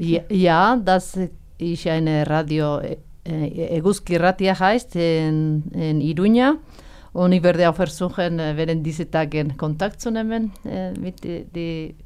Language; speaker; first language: German; non-native, fluent; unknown